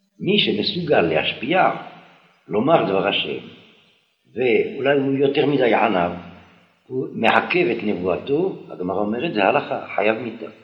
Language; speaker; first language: Hebrew; non-native, fluent; French